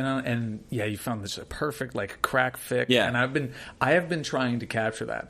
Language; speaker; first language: English; native; English